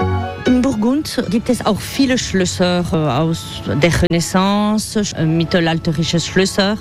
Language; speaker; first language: German; non-native, fluent; French